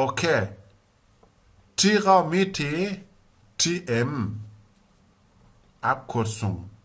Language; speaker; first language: German; non-native, learner; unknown